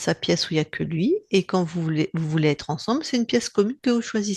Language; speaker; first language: French; native; French